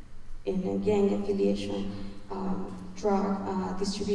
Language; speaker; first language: English; non-native, fluent; Spanish